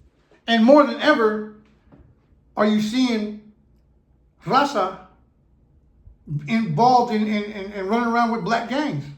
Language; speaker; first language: English; native; English